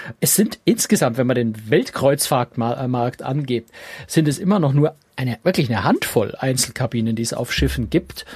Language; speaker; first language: German; native; German